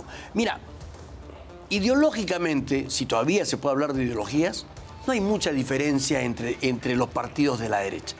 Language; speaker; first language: Spanish; native; Spanish